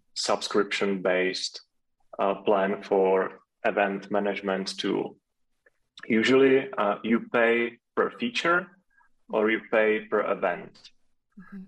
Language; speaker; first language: English; non-native, fluent; Czech